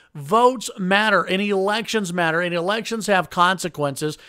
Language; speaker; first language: English; native; English